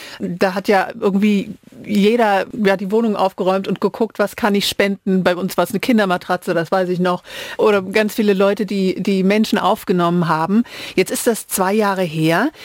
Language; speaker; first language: German; native; German